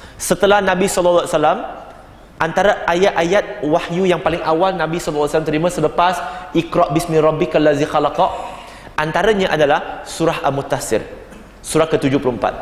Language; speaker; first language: Malay; non-native, local second language; Chinese